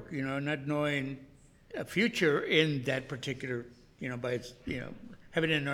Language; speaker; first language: English; native; English